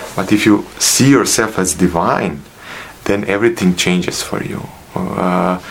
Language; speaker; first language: English; non-native, fluent; Bosnian